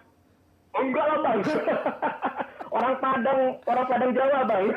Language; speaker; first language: Indonesian; native; Indonesian